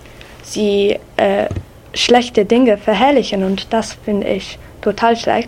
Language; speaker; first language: German; non-native, learner; English